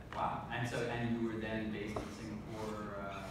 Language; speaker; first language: English; native; English